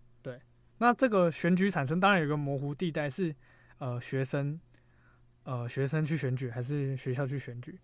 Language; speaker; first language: Chinese; native; Chinese